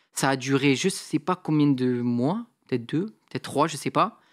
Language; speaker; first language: French; native; French